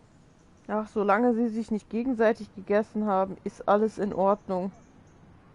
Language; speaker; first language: German; native; German